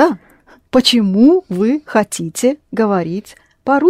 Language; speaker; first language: Russian; non-native, fluent; English